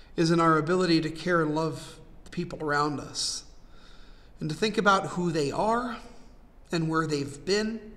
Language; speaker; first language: English; native; English